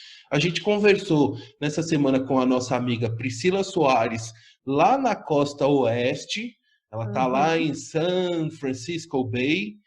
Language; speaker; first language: Portuguese; native; Portuguese